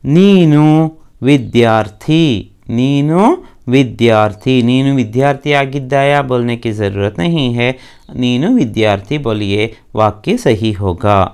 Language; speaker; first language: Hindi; non-native, local second language; Kannada